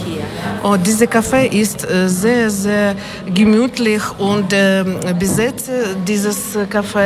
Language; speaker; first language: German; non-native, learner; Ukrainian